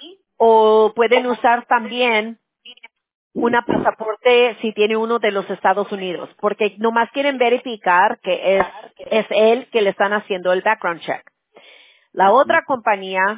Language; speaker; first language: Spanish; early bilingual, heritage; Spanish